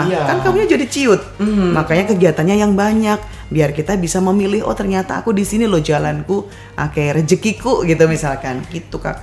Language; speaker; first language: Indonesian; native; Indonesian